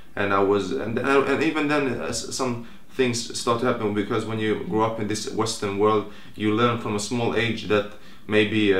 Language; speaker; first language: English; non-native, fluent; Croatian